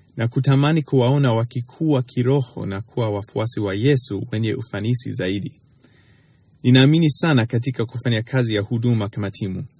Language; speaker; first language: Swahili; early bilingual, other home language; English